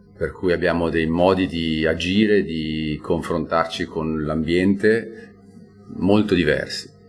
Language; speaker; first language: Italian; native; Italian